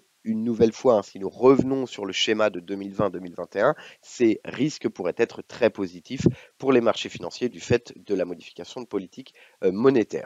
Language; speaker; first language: French; native; French